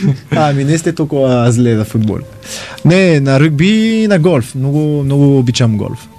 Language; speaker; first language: Bulgarian; non-native, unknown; French